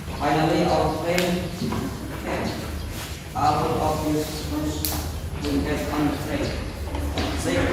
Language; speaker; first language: English; non-native, learner; Indonesian